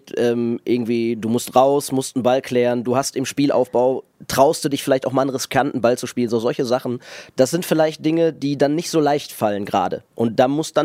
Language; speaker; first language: German; native; German